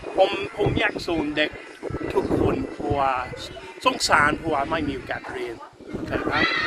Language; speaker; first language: Thai; non-native, learner; English